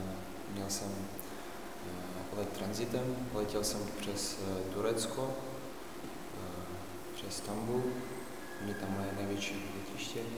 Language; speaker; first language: Czech; non-native, learner; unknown